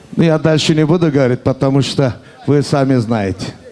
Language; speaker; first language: Russian; non-native, local second language; Turkish